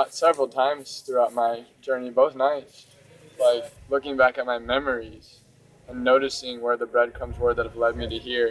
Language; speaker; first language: English; native; English